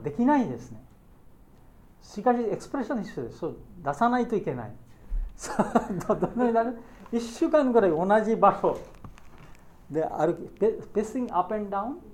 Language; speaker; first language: Japanese; non-native, learner; Bangla